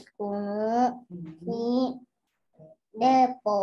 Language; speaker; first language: Arabic; non-native, learner; Indonesian